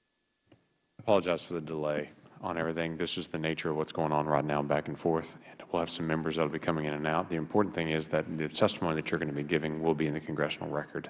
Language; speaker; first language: English; native; English